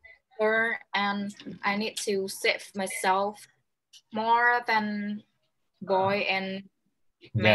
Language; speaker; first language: English; non-native, learner; Vietnamese